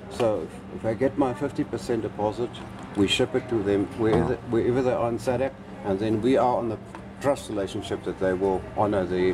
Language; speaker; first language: English; non-native, local second language; Afrikaans